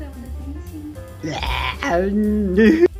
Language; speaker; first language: Chinese; non-native, learner; Russian